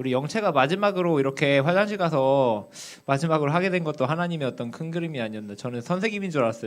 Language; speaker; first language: Korean; native; Korean